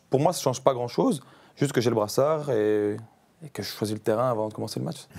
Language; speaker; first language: French; native; French